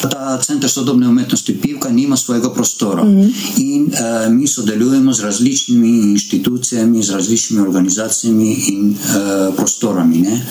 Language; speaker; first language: Slovenian; non-native, learner; Armenian